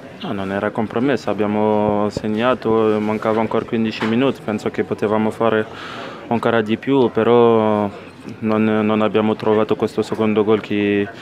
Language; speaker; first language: Italian; non-native, local second language; French